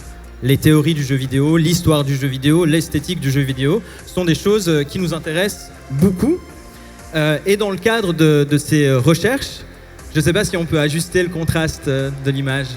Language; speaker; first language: French; native; French